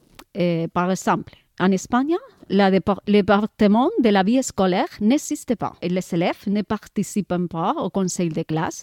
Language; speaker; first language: French; non-native, learner; Spanish